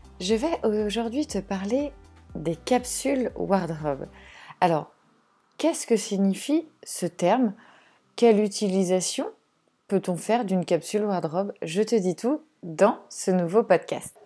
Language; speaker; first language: French; native; French